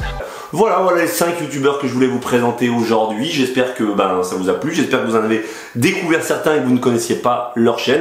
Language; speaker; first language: French; native; French